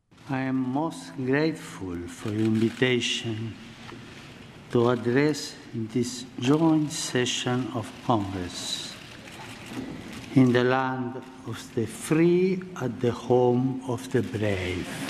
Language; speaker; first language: English; non-native, learner; Spanish